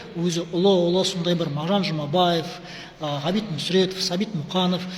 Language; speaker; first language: Kazakh; non-native, local second language; Russian